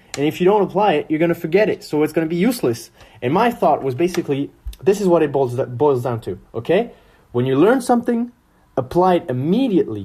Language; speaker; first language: English; non-native, fluent; French